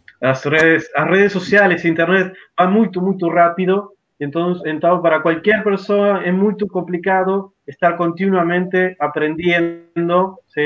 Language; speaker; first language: Portuguese; non-native, learner; Spanish